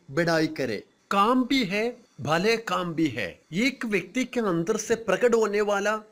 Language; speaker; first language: Hindi; non-native, local second language; Malayalam